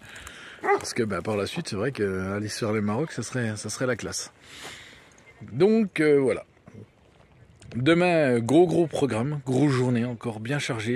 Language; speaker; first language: French; native; French